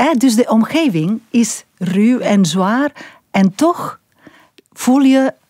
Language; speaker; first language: Dutch; non-native, fluent; Catalan